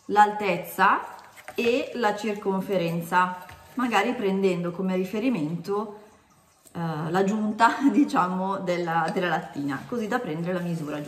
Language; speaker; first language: Italian; native; Italian